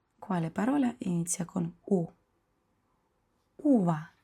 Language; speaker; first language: Italian; non-native, fluent; Ukrainian